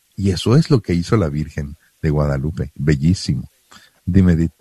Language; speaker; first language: Spanish; native; Spanish